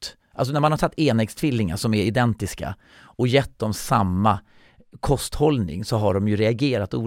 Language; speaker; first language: Swedish; native; Swedish